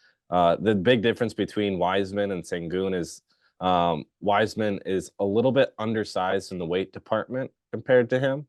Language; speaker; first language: English; native; English